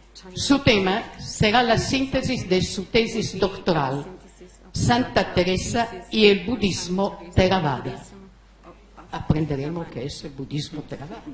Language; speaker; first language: Spanish; non-native, fluent; Italian